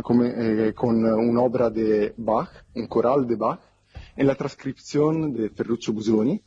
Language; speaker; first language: Spanish; non-native, fluent; Italian